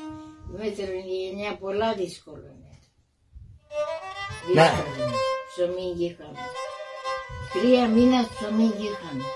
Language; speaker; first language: Greek; early bilingual, other home language; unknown